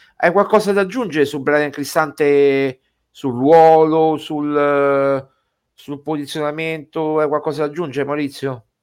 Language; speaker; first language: Italian; native; Italian